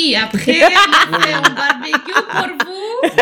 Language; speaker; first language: French; non-native, learner; Romanian